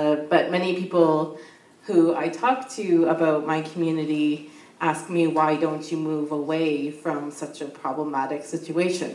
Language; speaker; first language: English; native; English